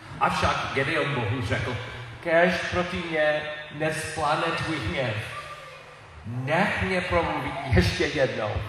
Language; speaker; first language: Czech; non-native, learner; English